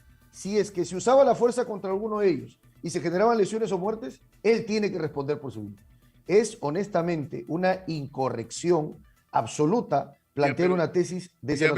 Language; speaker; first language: Spanish; native; Spanish